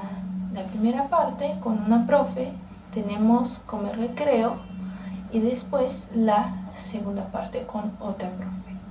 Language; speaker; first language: Spanish; non-native, learner; Portuguese